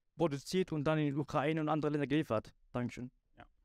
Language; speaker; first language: German; non-native, fluent; Arabic